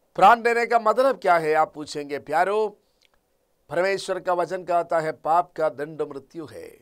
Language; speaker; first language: Hindi; non-native, local second language; Malayalam